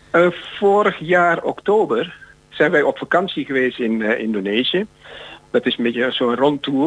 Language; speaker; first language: Dutch; non-native, fluent; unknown